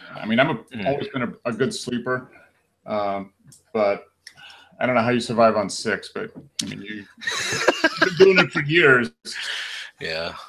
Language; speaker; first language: English; native; English